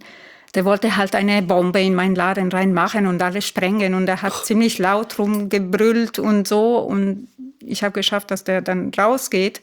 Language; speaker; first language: German; non-native, fluent; Italian